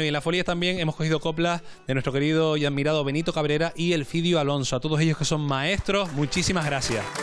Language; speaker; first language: Spanish; native; Spanish